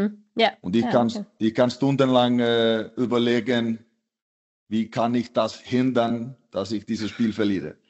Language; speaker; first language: German; non-native, fluent; Icelandic